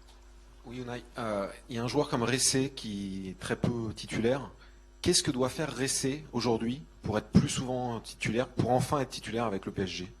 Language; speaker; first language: French; native; French